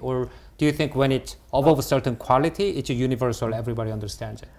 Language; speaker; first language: English; early bilingual, other home language; Korean